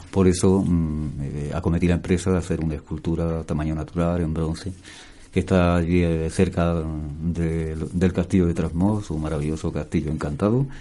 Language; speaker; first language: Spanish; native; Spanish